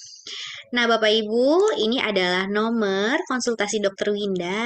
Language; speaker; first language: Indonesian; native; Indonesian